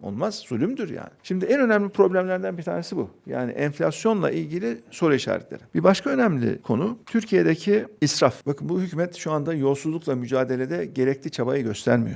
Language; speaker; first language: Turkish; native; Turkish